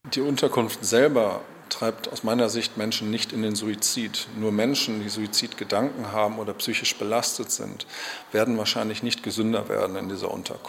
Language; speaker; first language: German; native; German